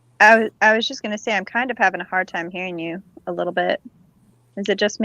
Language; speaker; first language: English; native; English